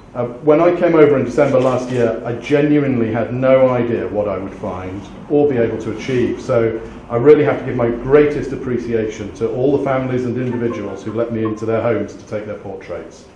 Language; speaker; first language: English; native; English